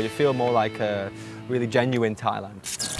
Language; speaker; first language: English; non-native, fluent; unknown